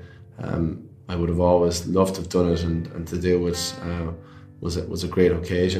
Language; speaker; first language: English; native; English